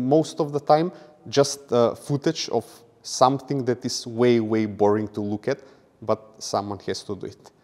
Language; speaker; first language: English; non-native, fluent; Macedonian